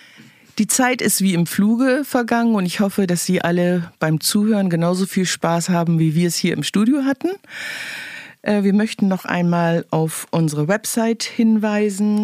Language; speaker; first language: German; native; German